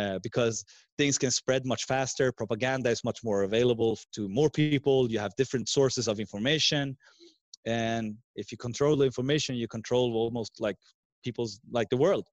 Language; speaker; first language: English; non-native, fluent; Swedish